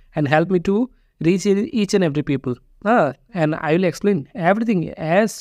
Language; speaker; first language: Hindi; non-native, local second language; Bangla